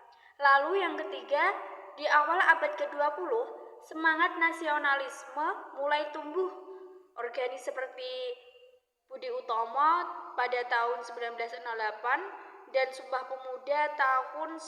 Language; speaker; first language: Indonesian; native; Indonesian